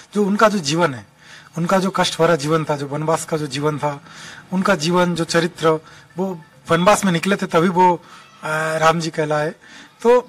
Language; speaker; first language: Hindi; non-native, local second language; Bangla